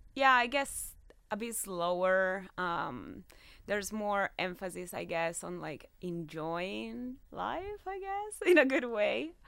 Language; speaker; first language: English; non-native, fluent; Italian